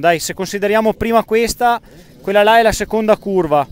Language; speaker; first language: Italian; native; Italian